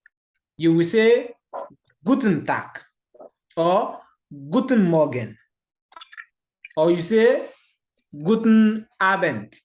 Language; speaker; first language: German; non-native, learner; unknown